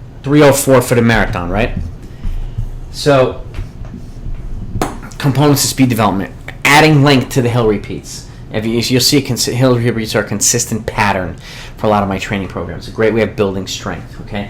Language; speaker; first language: English; native; English